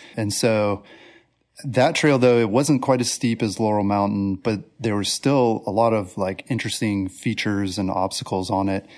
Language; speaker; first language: English; native; English